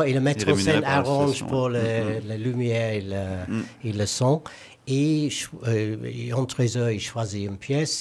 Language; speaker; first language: French; non-native, learner; English